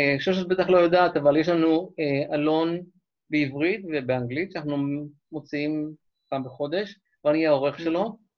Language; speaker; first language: Hebrew; native; Hebrew